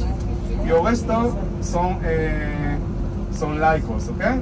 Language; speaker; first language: Portuguese; non-native, fluent; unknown